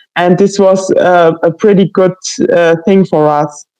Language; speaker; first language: English; non-native, fluent; German